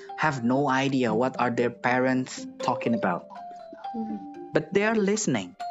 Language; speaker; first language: English; non-native, fluent; Indonesian